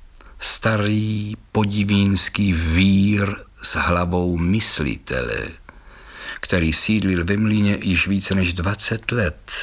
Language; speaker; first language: Czech; native; Czech